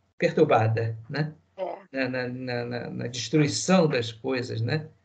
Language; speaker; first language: Portuguese; native; Portuguese